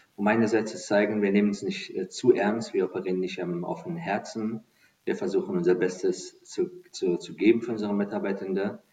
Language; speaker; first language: German; non-native, fluent; Persian